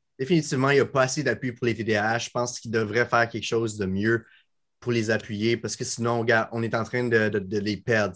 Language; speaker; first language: French; native; French